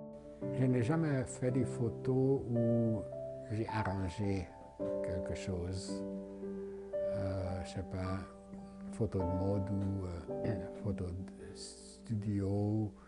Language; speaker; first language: French; non-native, fluent; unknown